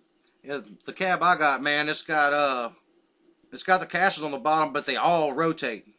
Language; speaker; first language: English; native; English